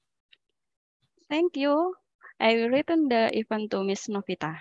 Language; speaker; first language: English; non-native, fluent; Indonesian